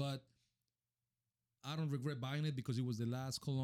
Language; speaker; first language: English; non-native, fluent; Spanish